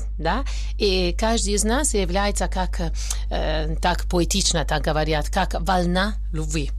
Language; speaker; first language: Russian; non-native, learner; Italian